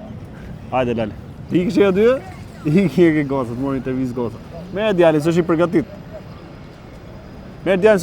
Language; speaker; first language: Albanian; native; Albanian